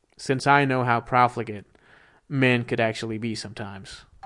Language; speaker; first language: English; non-native, fluent; Persian